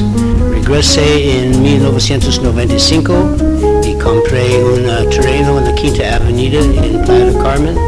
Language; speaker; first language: Spanish; non-native, learner; English